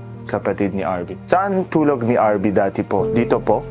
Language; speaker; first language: Filipino; non-native, learner; Arabic